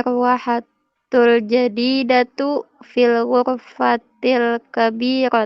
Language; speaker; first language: Arabic; non-native, learner; Indonesian